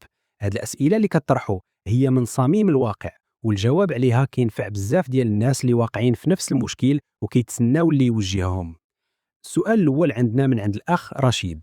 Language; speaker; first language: Arabic; native; Arabic